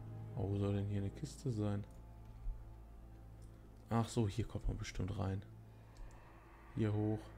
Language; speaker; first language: German; native; German